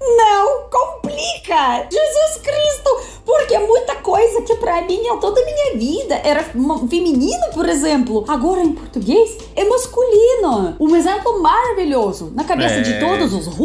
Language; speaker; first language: Portuguese; non-native, fluent; Russian